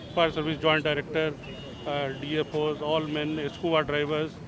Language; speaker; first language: English; non-native, local second language; Tamil